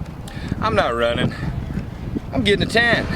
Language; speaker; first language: English; native; English